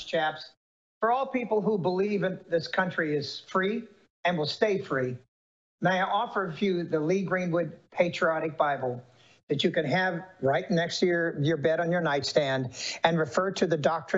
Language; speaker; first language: English; native; English